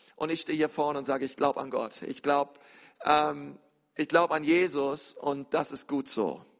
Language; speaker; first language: German; native; German